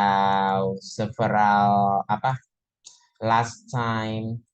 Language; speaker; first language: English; non-native, fluent; Indonesian